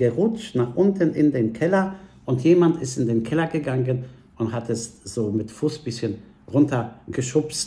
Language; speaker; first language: German; non-native, fluent; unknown